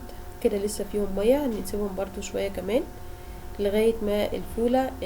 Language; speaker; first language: Arabic; native; Arabic